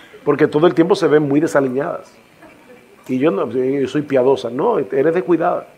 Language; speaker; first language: Spanish; native; Spanish